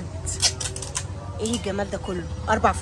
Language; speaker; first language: Arabic; native; Arabic